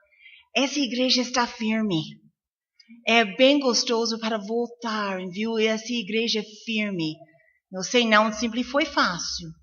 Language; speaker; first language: Portuguese; non-native, fluent; English